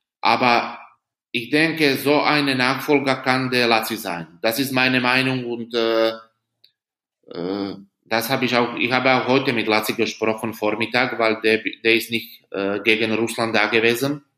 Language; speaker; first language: German; non-native, learner; Slovak